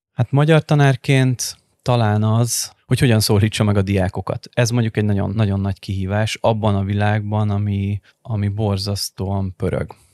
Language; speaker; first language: Hungarian; native; Hungarian